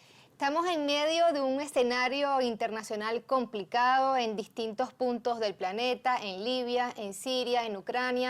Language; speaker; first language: Spanish; native; Spanish